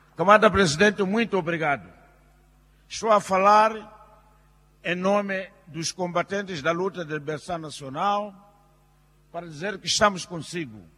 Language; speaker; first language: Portuguese; non-native, local second language; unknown